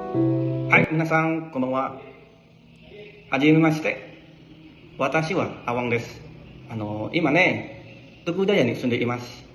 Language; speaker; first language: Japanese; non-native, learner; Indonesian